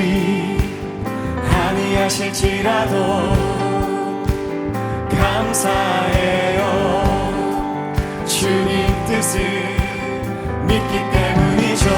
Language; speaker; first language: Korean; native; Korean